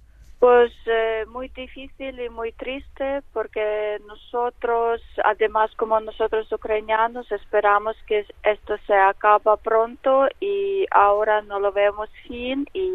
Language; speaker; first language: Spanish; non-native, learner; Ukrainian